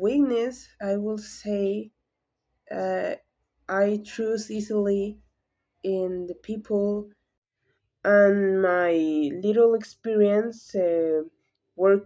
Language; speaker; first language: English; non-native, learner; Spanish